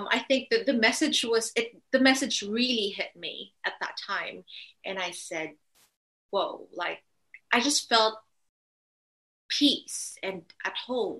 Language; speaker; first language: English; non-native, local second language; Filipino